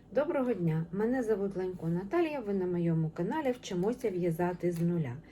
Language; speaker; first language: Ukrainian; non-native, local second language; Russian